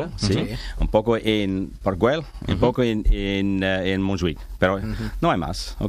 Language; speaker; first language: Spanish; non-native, learner; English